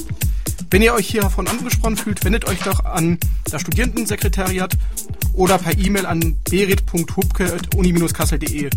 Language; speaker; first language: German; native; German